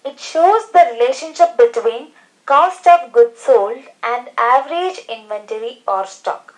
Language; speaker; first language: English; non-native, local second language; Malayalam